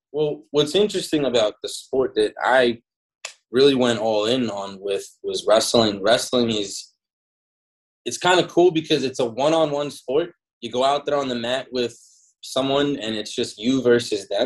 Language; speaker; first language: English; native; English